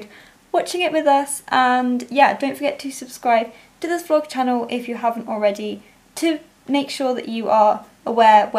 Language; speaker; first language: English; native; English